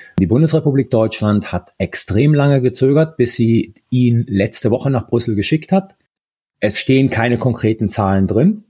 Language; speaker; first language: German; early bilingual, other home language; Italian